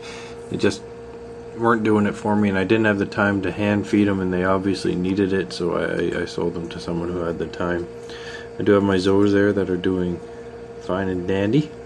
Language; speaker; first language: English; native; English